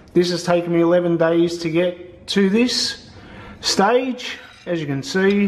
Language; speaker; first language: English; native; English